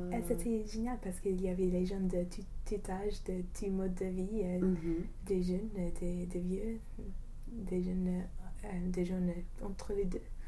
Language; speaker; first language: French; non-native, fluent; English